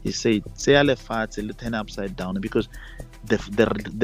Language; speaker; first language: English; non-native, local second language; Tswana